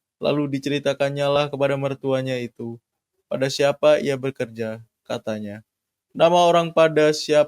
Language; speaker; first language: Indonesian; native; Indonesian